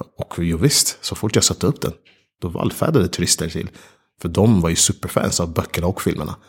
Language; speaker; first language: Swedish; early bilingual, other home language; Ganda